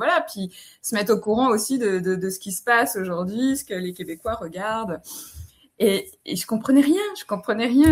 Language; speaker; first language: French; native; French